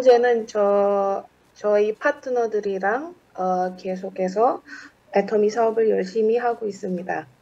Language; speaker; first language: Korean; non-native, fluent; Indonesian